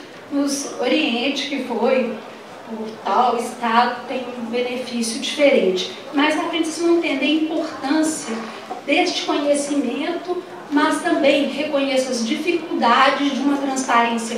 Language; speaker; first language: Portuguese; native; Portuguese